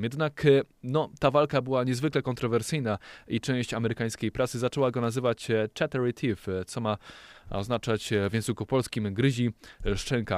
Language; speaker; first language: Polish; native; Polish